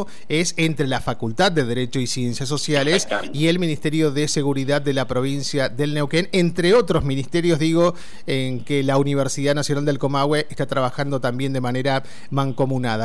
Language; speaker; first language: Spanish; native; Spanish